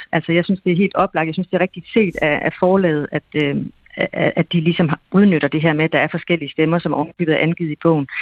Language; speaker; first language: Danish; native; Danish